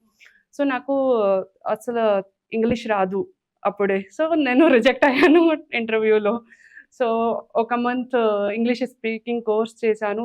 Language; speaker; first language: Telugu; non-native, learner; Hindi